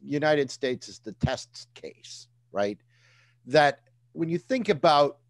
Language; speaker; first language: English; native; English